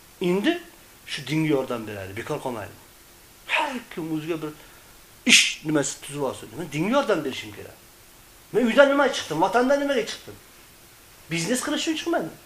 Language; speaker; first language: Uzbek; native; Uzbek